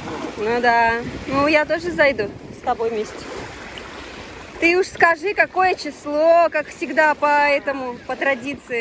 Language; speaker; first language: Russian; native; Russian